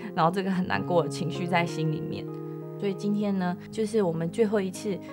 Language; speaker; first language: Chinese; native; Chinese